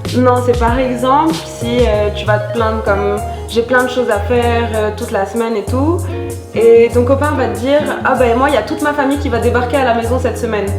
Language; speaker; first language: French; non-native, local second language; Arabic